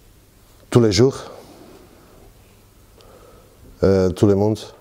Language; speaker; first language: French; non-native, fluent; Portuguese